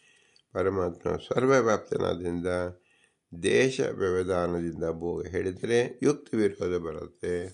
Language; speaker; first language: Kannada; native; Kannada